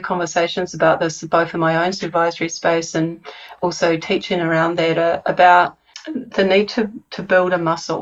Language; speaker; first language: English; native; English